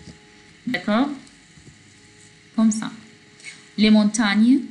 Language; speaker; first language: French; non-native, fluent; Arabic